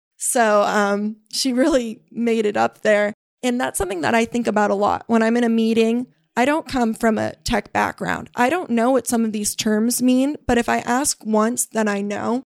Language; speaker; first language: English; native; English